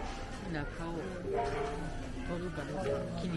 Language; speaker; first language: Japanese; non-native, fluent; French